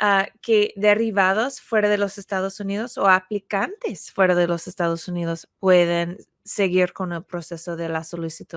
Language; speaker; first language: Spanish; non-native, fluent; English